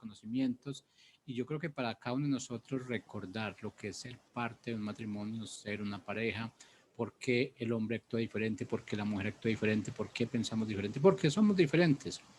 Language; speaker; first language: Spanish; native; Spanish